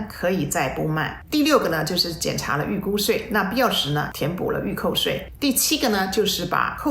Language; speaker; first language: Chinese; native; Chinese